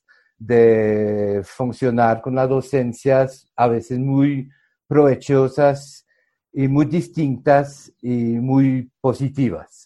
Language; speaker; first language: Spanish; non-native, fluent; French